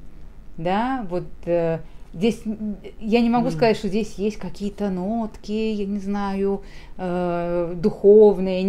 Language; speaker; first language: Russian; native; Russian